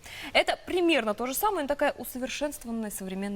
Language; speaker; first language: Russian; native; Russian